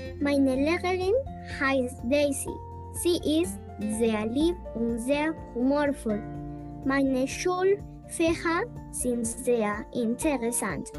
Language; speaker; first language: German; non-native, learner; Spanish